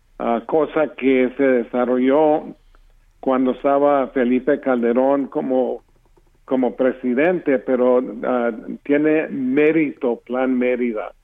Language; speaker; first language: Spanish; early bilingual, heritage; English